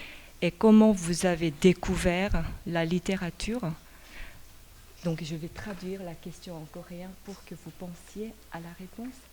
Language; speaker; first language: French; non-native, fluent; Korean